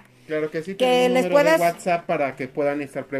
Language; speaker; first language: Spanish; native; Spanish